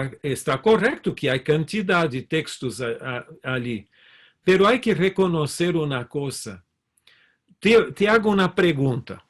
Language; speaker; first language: Spanish; non-native, fluent; Portuguese